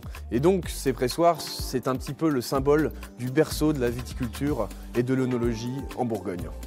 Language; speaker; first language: French; native; French